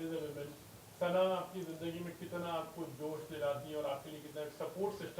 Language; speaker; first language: Hindi; native; Hindi